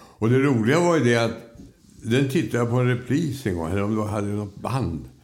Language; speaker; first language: Swedish; native; Swedish